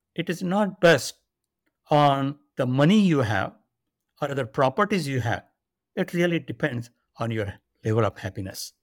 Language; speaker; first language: English; non-native, local second language; Marathi